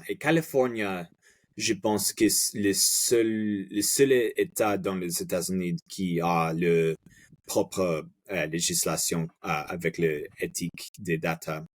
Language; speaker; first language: French; non-native, fluent; Spanish